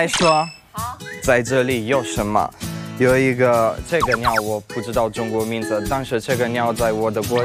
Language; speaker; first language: Chinese; non-native, learner; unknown